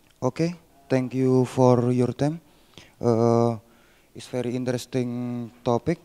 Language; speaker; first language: English; non-native, learner; Indonesian